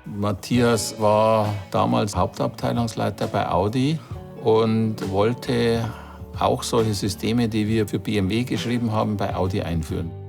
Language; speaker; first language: German; native; German